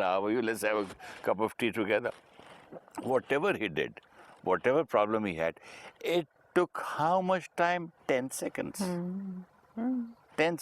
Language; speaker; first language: English; non-native, local second language; Hindi